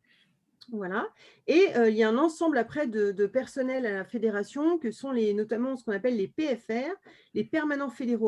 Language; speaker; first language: French; native; French